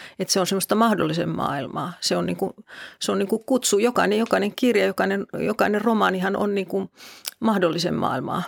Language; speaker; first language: Finnish; native; Finnish